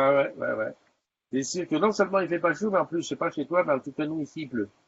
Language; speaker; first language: French; native; French